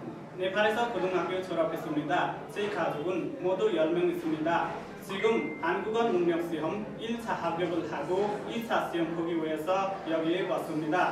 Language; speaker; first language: Korean; non-native, learner; Nepali